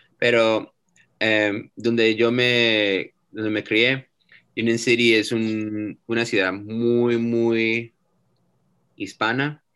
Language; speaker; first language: Spanish; early bilingual, heritage; Spanish